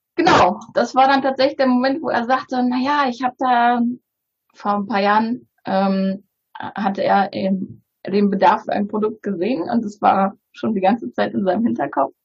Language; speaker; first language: German; early bilingual, other home language; Bulgarian